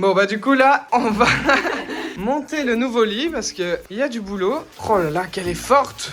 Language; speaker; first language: French; native; French